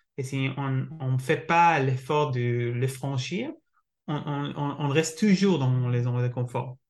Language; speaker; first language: French; non-native, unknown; Hebrew